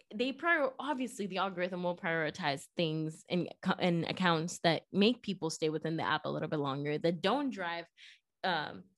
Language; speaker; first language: English; non-native, fluent; Spanish